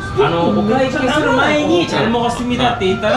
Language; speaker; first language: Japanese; non-native, learner; Korean